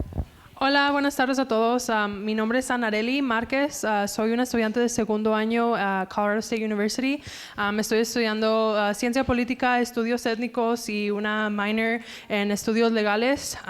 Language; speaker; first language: Spanish; early bilingual, other home language; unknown